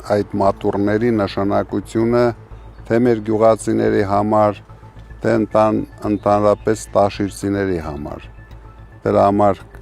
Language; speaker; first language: Armenian; native; Armenian